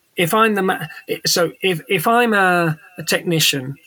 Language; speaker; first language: English; native; English